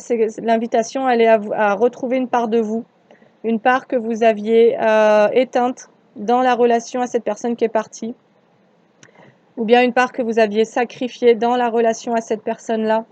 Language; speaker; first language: French; native; French